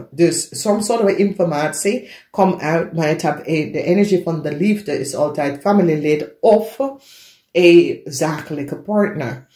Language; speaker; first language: Dutch; non-native, learner; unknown